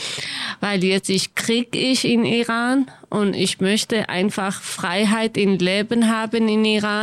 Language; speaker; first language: German; non-native, learner; Kurdish